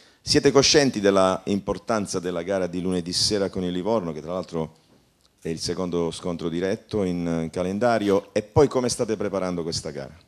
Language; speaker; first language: Italian; native; Italian